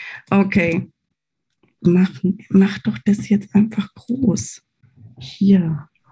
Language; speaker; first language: German; native; German